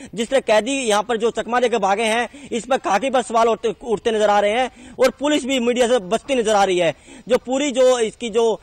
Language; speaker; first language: Hindi; native; Hindi